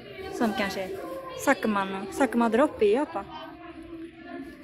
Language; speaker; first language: Swedish; non-native, learner; Japanese